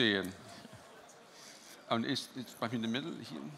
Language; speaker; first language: German; non-native, fluent; English